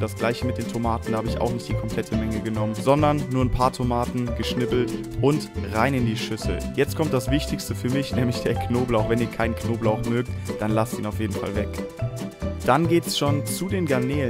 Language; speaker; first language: German; native; German